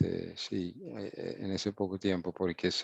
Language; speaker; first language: Spanish; non-native, fluent; English